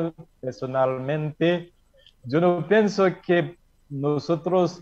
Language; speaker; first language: Spanish; non-native, learner; Haitian Creole